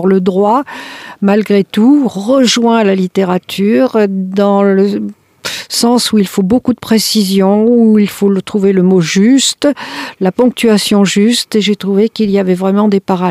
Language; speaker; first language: French; native; French